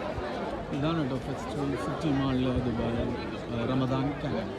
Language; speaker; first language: Malayalam; native; Malayalam